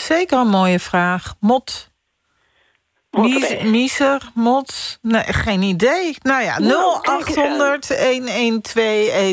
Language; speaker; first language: Dutch; native; Dutch